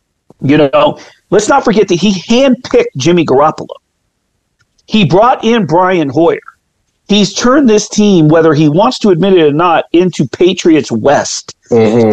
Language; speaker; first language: English; native; English